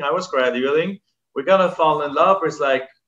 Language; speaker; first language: English; non-native, fluent; German